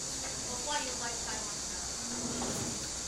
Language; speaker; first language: English; non-native, learner; Chinese